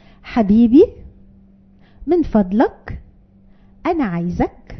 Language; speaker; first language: Arabic; native; Arabic